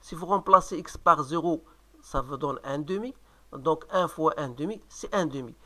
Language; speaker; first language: French; non-native, local second language; Arabic